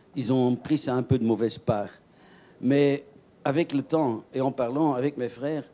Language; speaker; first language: French; native; French